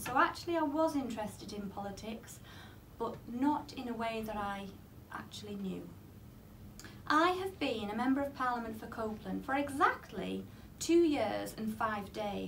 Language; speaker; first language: English; native; English